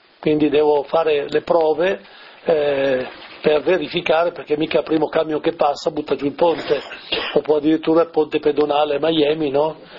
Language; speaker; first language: Italian; native; Italian